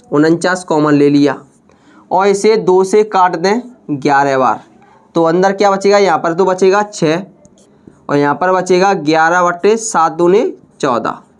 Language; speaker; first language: Hindi; native; Hindi